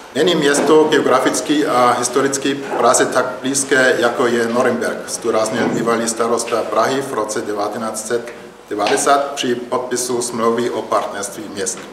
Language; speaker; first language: Czech; non-native, learner; German